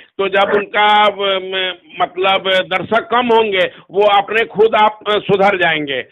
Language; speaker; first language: Hindi; non-native, local second language; Bhojpuri